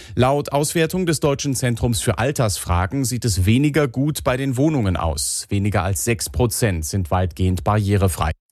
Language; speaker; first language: German; native; German